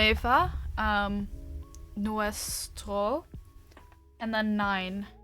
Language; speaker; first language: Spanish; non-native, learner; English